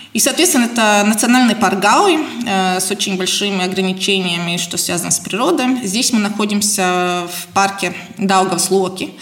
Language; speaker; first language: Russian; non-native, local second language; Latvian